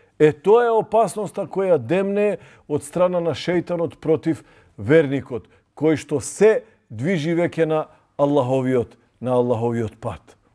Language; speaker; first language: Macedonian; non-native, local second language; Albanian